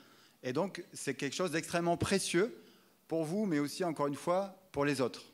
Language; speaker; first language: French; native; French